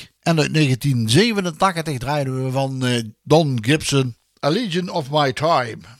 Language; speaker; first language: Dutch; native; Dutch